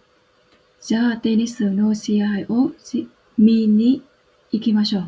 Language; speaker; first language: Japanese; non-native, learner; Vietnamese